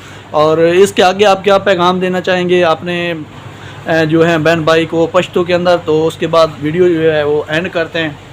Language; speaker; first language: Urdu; non-native, local second language; Punjabi